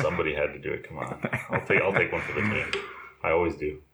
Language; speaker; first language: English; native; English